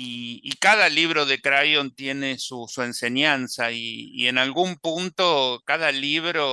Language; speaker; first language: Spanish; native; Spanish